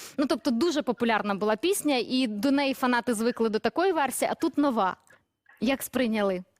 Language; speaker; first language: Ukrainian; native; Ukrainian